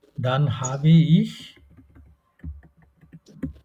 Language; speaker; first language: German; non-native, fluent; Bangla